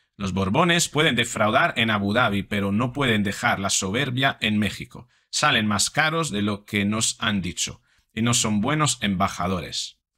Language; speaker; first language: Spanish; non-native, fluent; Italian